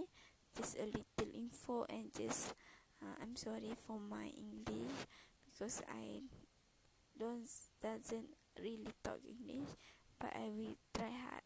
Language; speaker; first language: English; non-native, learner; Malay